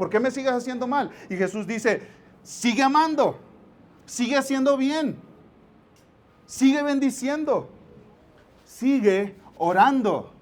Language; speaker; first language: Spanish; native; Spanish